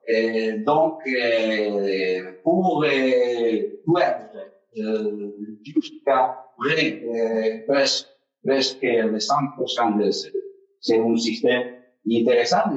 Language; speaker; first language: French; non-native, fluent; Spanish